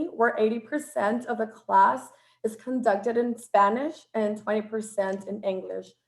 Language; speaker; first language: English; non-native, fluent; Spanish